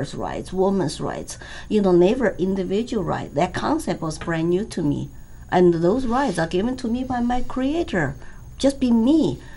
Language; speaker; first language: English; non-native, fluent; Chinese